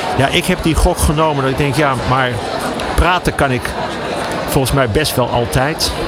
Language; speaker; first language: Dutch; native; Dutch